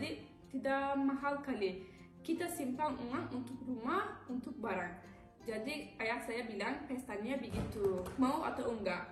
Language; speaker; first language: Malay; non-native, learner; Turkish